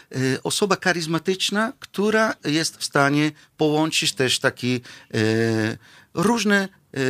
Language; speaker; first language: Polish; non-native, fluent; Italian